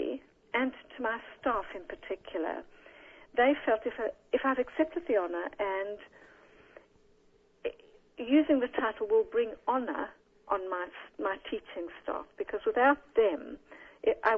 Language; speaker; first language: English; native; English